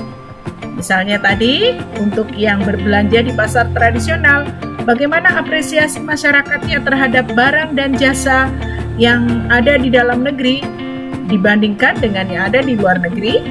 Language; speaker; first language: Indonesian; native; Indonesian